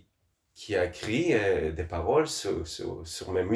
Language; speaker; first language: French; non-native, fluent; Hebrew